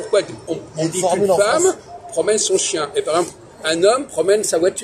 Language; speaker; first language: French; native; French